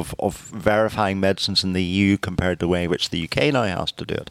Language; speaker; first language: English; native; English